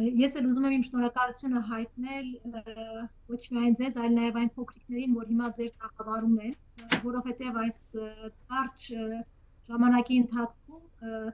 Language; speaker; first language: Armenian; native; Armenian